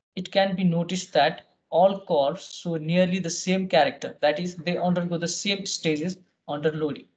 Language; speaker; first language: English; non-native, local second language; Nepali